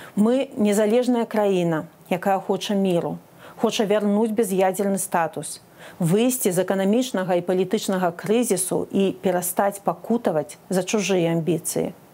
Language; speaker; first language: Belarusian; non-native, local second language; Russian